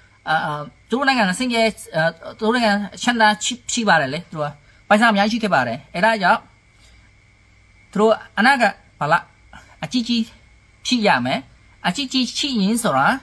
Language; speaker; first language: Burmese; non-native, learner; Khmer